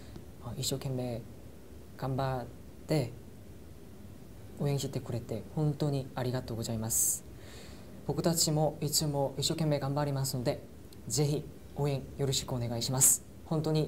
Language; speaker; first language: Japanese; non-native, learner; Korean